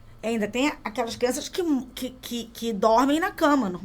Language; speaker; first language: Portuguese; native; Portuguese